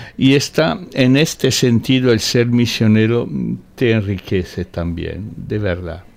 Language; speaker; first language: Spanish; non-native, fluent; Italian